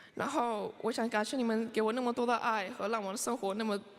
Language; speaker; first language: Chinese; early bilingual, heritage; Chinese